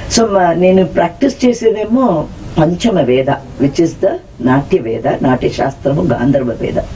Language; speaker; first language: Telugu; non-native, local second language; Tamil